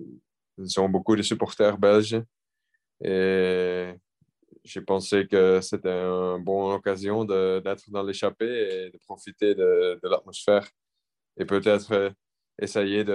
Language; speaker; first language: French; non-native, local second language; Dutch